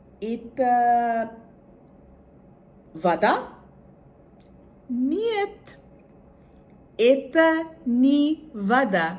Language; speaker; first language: Russian; non-native, fluent; Bangla